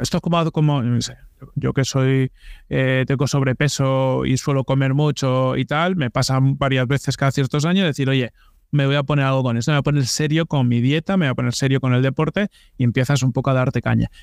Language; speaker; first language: Spanish; native; Spanish